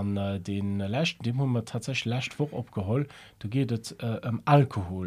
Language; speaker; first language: Luxembourgish; early bilingual, other home language; German